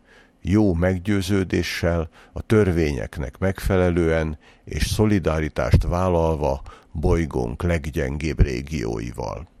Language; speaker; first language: Hungarian; native; Hungarian